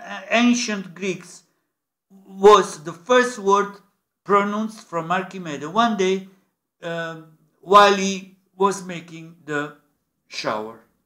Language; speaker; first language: English; non-native, learner; Italian